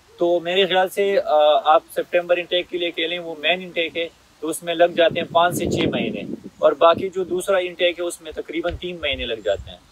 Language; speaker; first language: Hindi; non-native, local second language; Pashto